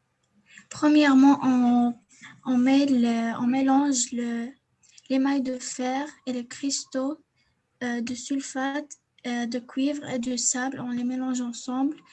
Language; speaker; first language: French; non-native, local second language; Arabic